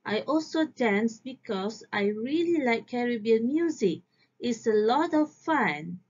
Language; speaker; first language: English; non-native, local second language; Malay